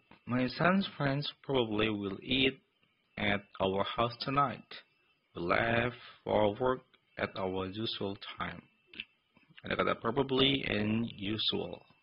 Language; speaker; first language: English; non-native, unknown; Indonesian